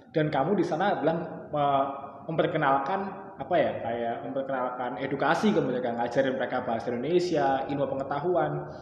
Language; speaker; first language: Indonesian; native; Indonesian